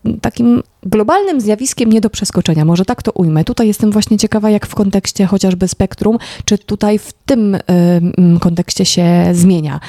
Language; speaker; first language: Polish; native; Polish